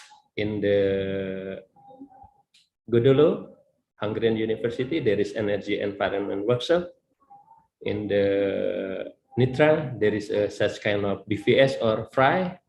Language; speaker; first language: English; non-native, learner; Indonesian